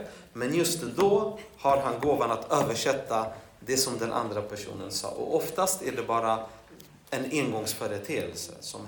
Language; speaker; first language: Swedish; non-native, fluent; Polish